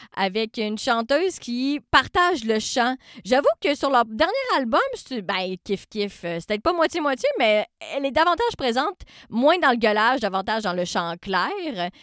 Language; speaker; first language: French; native; French